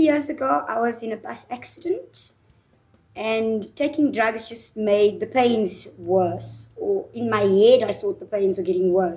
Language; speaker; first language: English; native; English